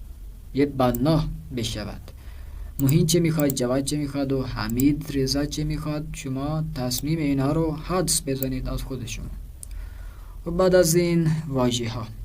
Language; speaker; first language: Persian; non-native, fluent; Urdu